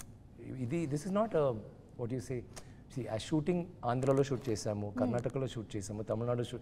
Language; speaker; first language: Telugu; non-native, learner; Tamil